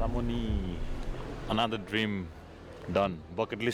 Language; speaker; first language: English; non-native, fluent; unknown